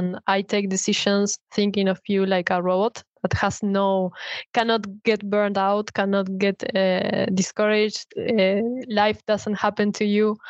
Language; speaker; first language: English; non-native, fluent; Spanish